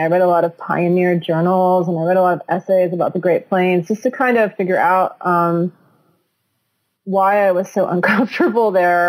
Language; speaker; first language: English; native; English